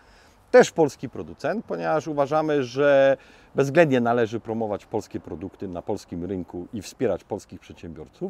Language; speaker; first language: Polish; native; Polish